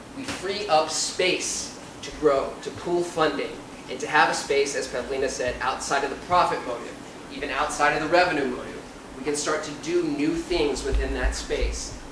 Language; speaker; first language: English; native; English